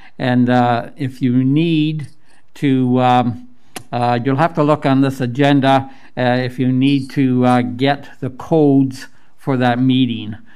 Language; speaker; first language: English; native; English